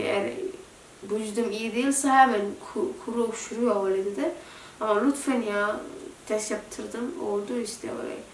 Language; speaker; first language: Turkish; non-native, learner; Indonesian